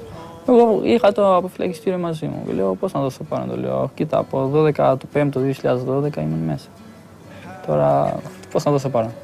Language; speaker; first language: Greek; non-native, fluent; Albanian